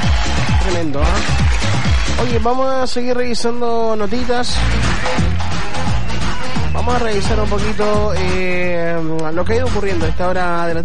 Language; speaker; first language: Spanish; native; Spanish